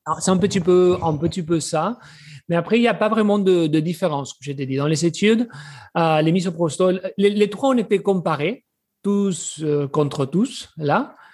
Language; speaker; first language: French; non-native, fluent; Spanish